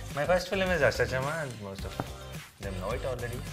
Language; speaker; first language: English; non-native, local second language; Telugu